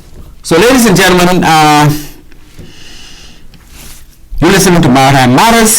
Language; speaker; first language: English; native; English